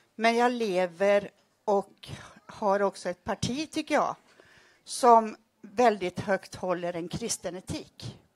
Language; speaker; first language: Swedish; native; Swedish